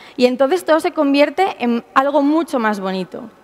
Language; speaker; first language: Spanish; native; Spanish